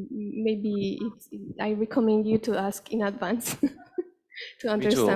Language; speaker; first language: English; non-native, fluent; Spanish